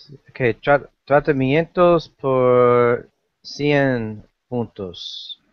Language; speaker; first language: Spanish; non-native, learner; English